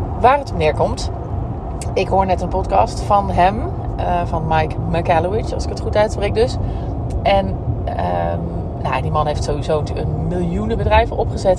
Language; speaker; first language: Dutch; native; Dutch